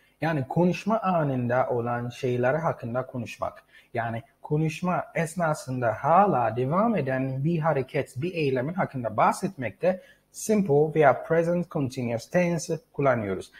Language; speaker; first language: Turkish; native; Turkish